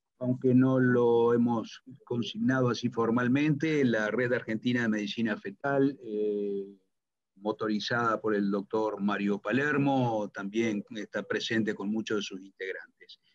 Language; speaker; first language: Spanish; native; Spanish